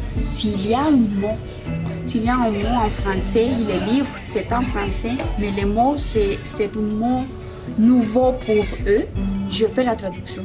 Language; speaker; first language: French; non-native, learner; Spanish